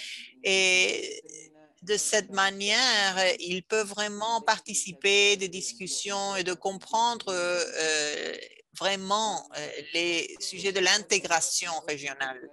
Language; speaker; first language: French; non-native, fluent; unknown